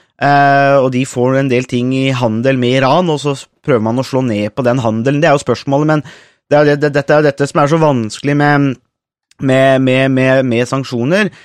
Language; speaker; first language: Norwegian; native; Norwegian